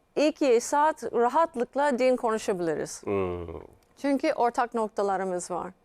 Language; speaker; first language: Turkish; non-native, fluent; English